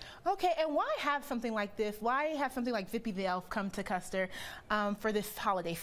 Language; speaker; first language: English; native; English